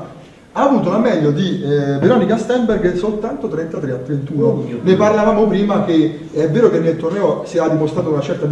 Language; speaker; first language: Italian; native; Italian